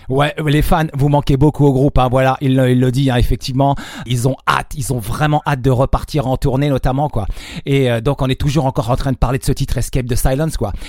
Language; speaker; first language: French; native; French